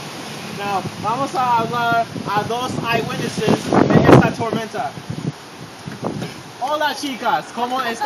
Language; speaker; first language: Spanish; non-native, learner; English